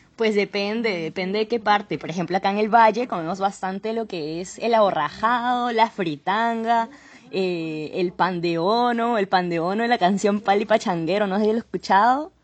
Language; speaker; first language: Spanish; native; Spanish